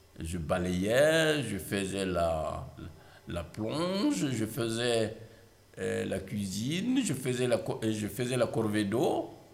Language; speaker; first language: French; non-native, local second language; Mandingo